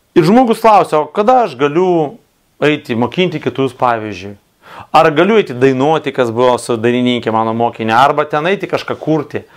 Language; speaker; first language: Lithuanian; non-native, local second language; Russian